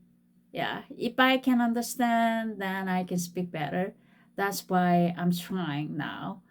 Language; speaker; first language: English; non-native, fluent; Korean